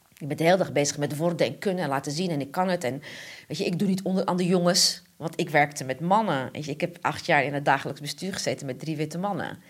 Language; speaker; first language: Dutch; early bilingual, other home language; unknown